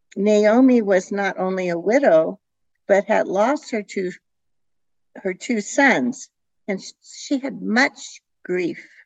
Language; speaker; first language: English; early bilingual, other home language; Dutch